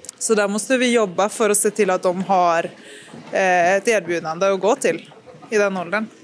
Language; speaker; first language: Swedish; native; Swedish